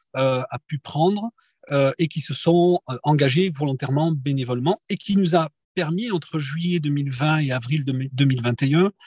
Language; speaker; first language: French; native; French